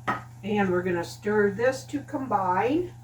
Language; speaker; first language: English; native; English